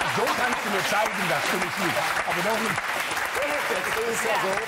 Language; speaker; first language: German; non-native, fluent; English